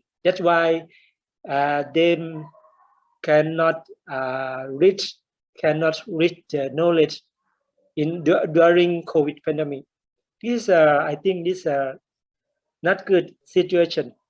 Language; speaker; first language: English; non-native, learner; Thai